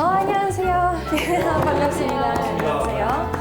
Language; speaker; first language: Korean; non-native, fluent; Russian